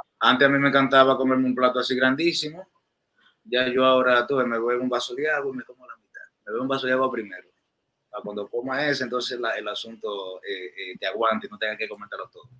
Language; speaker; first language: Spanish; native; Spanish